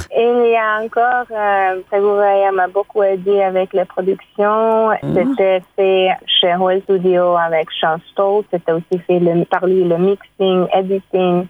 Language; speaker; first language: French; non-native, fluent; Hungarian